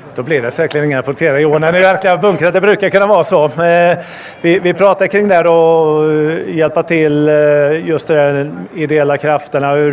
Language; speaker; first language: Swedish; native; Swedish